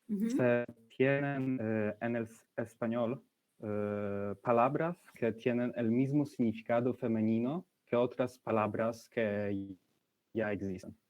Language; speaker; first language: Spanish; non-native, learner; Polish